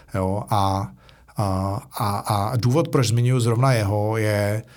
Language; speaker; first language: Czech; native; Czech